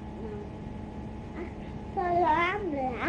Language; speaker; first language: Spanish; early bilingual, heritage; Spanish